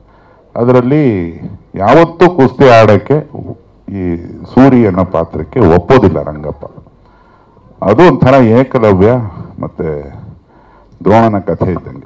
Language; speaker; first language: Kannada; native; Kannada